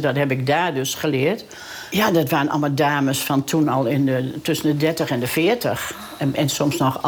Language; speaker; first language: Dutch; native; Dutch